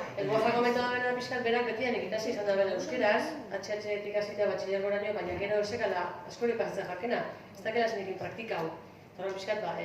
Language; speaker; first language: Basque; native; Basque